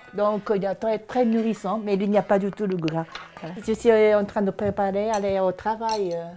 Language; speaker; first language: French; non-native, fluent; Japanese